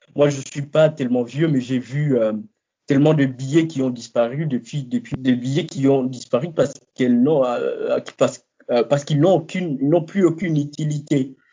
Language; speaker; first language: French; non-native, local second language; Lingala